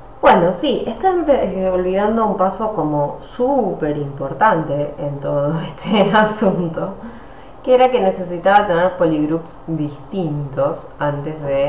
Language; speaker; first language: Spanish; native; Spanish